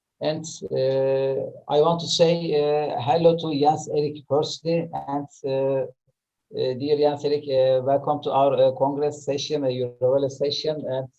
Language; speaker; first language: English; non-native, learner; Turkish